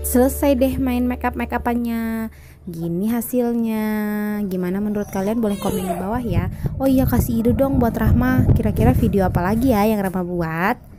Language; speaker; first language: Indonesian; native; Indonesian